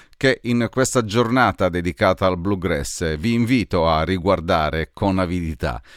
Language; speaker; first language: Italian; native; Italian